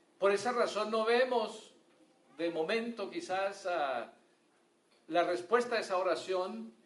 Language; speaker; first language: Spanish; native; Spanish